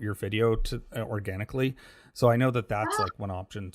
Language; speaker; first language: English; native; English